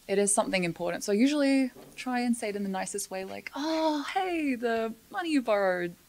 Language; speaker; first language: English; native; English